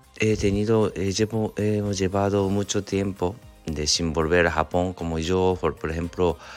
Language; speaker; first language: Spanish; non-native, learner; Japanese